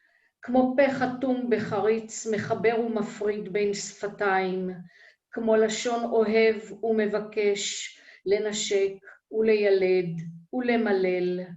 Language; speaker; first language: Hebrew; native; Hebrew